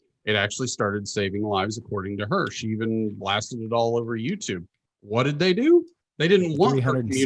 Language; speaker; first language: English; native; English